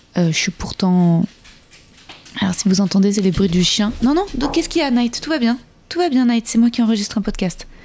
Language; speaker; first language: French; native; French